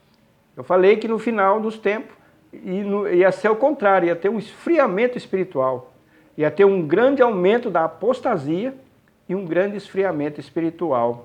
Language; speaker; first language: Portuguese; native; Portuguese